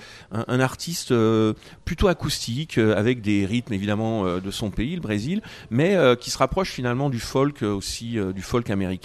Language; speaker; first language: French; native; French